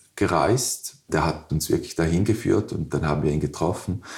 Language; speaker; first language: German; native; German